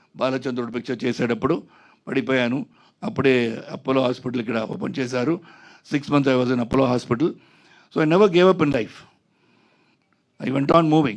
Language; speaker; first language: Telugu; non-native, local second language; Tamil